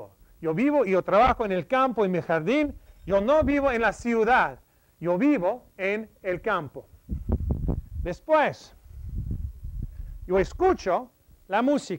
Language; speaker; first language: Spanish; non-native, fluent; English